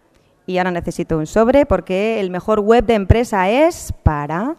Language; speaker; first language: Spanish; native; Spanish